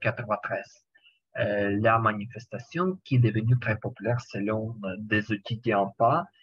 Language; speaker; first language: French; non-native, learner; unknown